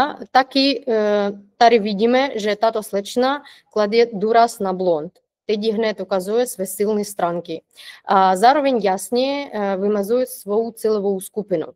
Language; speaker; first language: Czech; non-native, fluent; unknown